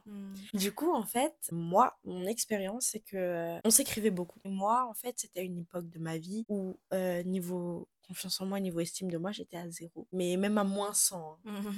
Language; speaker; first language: French; non-native, local second language; Malagasy